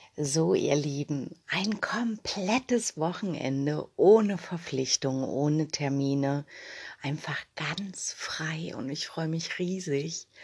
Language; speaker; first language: German; native; German